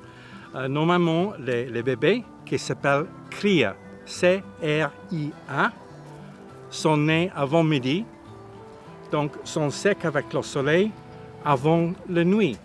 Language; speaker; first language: French; non-native, learner; English